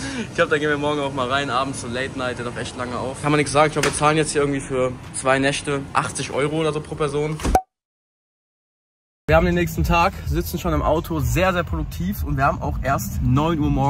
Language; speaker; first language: German; native; German